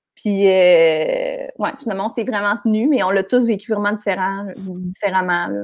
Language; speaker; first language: French; native; French